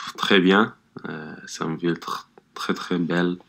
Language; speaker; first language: French; non-native, learner; Portuguese